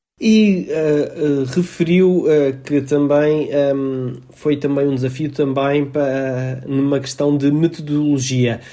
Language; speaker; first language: Portuguese; native; Portuguese